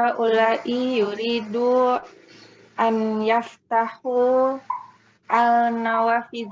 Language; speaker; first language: Arabic; non-native, learner; Indonesian